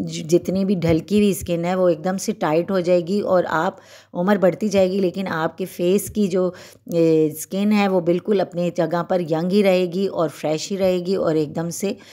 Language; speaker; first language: Hindi; native; Hindi